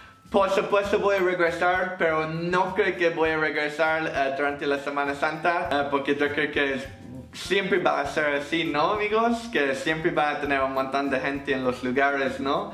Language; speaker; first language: Spanish; non-native, fluent; English